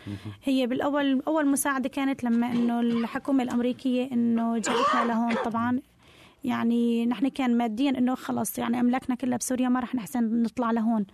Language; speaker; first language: Arabic; native; Arabic